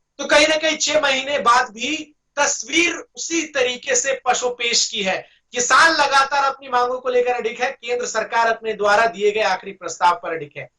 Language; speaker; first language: Hindi; native; Hindi